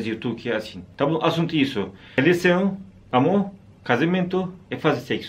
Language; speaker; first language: Portuguese; non-native, learner; Turkish